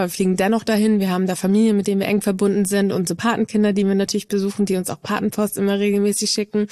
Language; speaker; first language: German; native; German